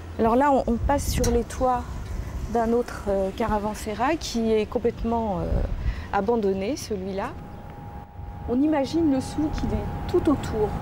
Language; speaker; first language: French; native; French